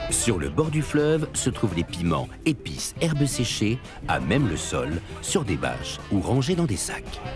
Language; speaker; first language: French; native; French